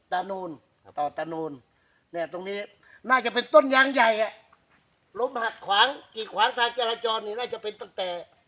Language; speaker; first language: Thai; native; Thai